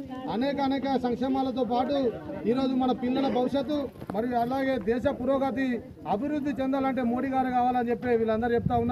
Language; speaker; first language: Telugu; native; Telugu